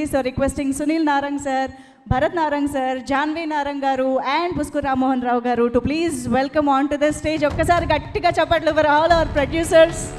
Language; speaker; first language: Telugu; native; Telugu